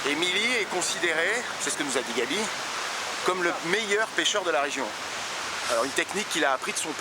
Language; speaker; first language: French; native; French